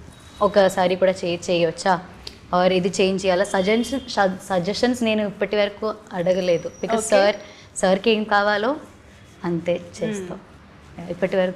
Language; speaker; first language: Telugu; non-native, learner; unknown